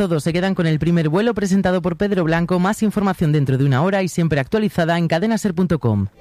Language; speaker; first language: Spanish; native; Spanish